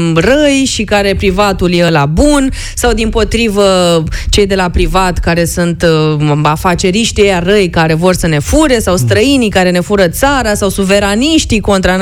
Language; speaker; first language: Romanian; native; Romanian